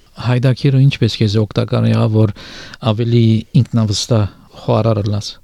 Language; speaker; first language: Armenian; native; Armenian